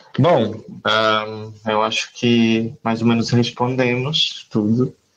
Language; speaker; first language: Portuguese; non-native, fluent; Romanian